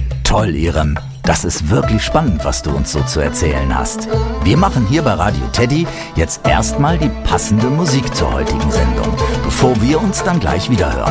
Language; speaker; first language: German; native; German